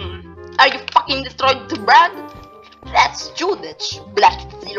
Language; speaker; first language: English; non-native, learner; Italian